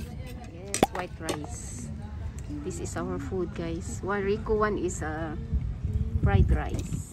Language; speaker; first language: English; non-native, local second language; Filipino